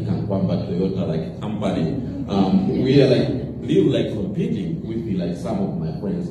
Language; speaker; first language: English; non-native, local second language; Nyanja